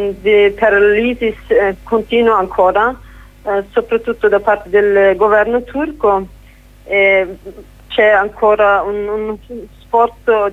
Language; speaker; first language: Italian; non-native, fluent; Kurdish